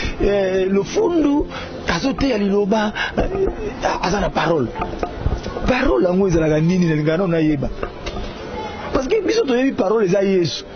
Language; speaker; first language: Lingala; native; Lingala